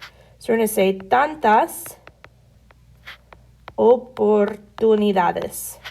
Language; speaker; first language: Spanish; non-native, fluent; English